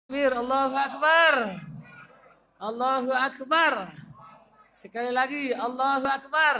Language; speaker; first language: Indonesian; non-native, local second language; Minangkabau